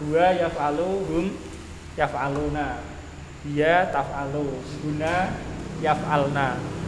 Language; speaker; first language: Arabic; non-native, fluent; Indonesian